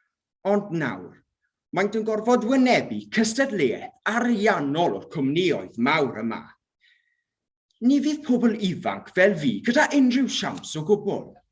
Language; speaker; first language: Welsh; native; Welsh